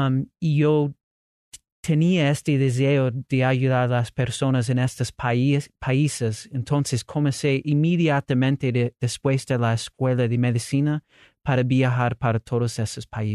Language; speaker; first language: Spanish; non-native, learner; English